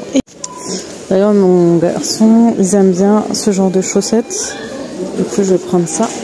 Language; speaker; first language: French; native; French